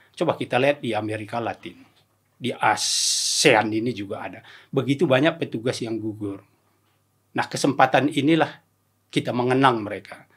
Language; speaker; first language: Indonesian; native; Indonesian